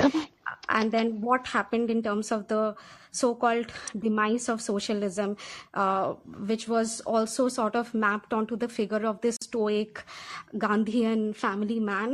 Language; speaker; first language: English; non-native, local second language; Bangla